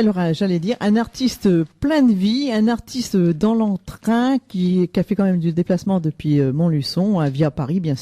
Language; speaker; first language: French; native; French